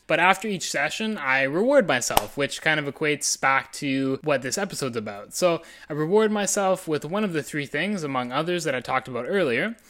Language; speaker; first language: English; native; English